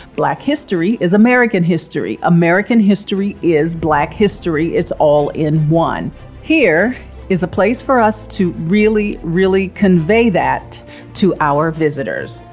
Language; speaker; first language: English; native; English